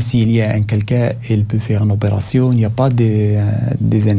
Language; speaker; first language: French; non-native, learner; Arabic